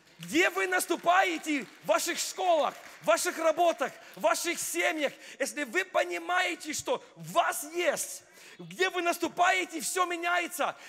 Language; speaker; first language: Russian; non-native, fluent; English